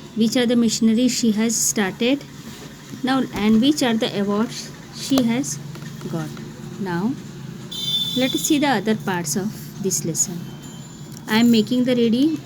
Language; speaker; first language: English; non-native, local second language; Hindi